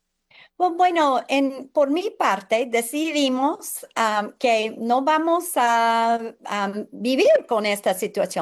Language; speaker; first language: Spanish; non-native, fluent; English